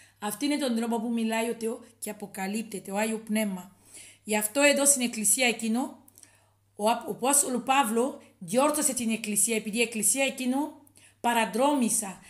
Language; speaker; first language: Greek; non-native, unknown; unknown